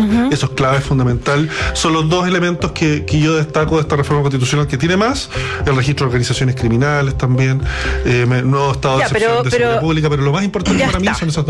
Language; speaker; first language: Spanish; native; Spanish